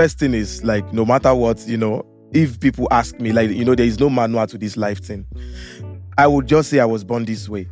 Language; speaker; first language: English; non-native, local second language; Yoruba